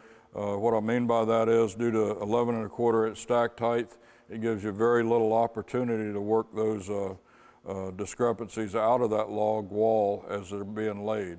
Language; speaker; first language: English; native; English